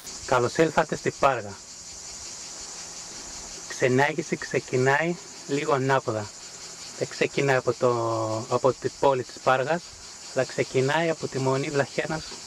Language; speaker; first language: Greek; native; Greek